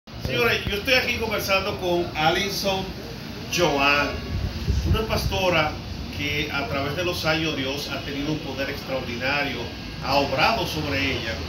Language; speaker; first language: Spanish; native; Spanish